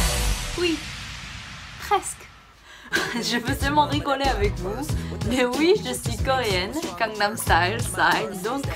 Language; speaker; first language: French; non-native, fluent; Korean